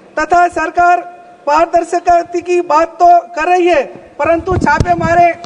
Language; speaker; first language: Hindi; non-native, local second language; Gujarati